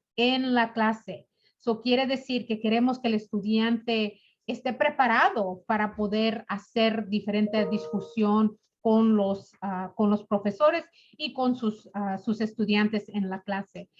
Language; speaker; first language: Spanish; early bilingual, other home language; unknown